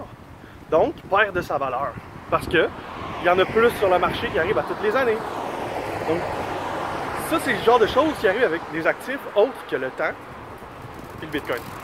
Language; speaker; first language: French; native; French